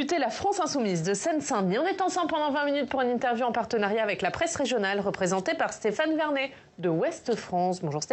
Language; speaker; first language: French; native; French